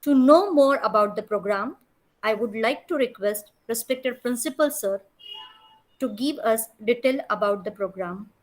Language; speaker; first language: English; non-native, local second language; Marathi